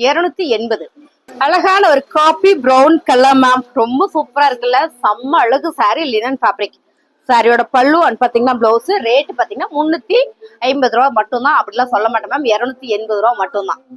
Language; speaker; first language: Tamil; native; Tamil